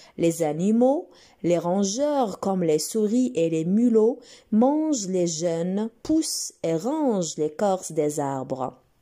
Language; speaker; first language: French; non-native, local second language; Arabic